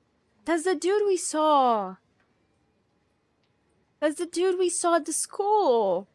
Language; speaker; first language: English; non-native, fluent; Polish